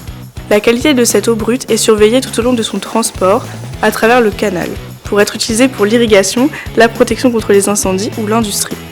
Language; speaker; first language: French; native; French